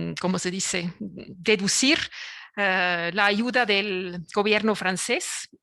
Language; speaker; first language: Spanish; non-native, fluent; French